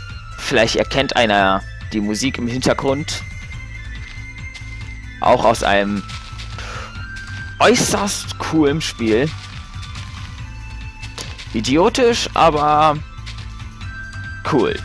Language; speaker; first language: German; native; German